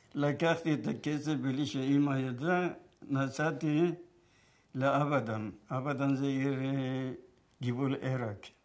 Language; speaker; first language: Hebrew; non-native, fluent; Persian